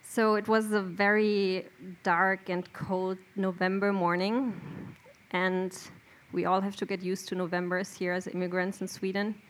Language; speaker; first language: English; non-native, fluent; German